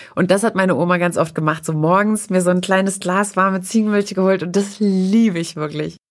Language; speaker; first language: German; native; German